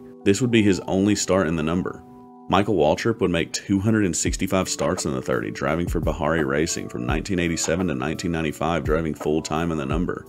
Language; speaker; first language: English; native; English